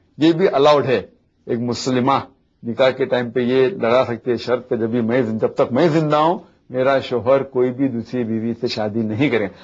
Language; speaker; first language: Hindi; non-native, local second language; Konkani